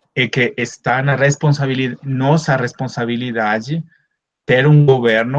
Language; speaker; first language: Portuguese; non-native, fluent; Spanish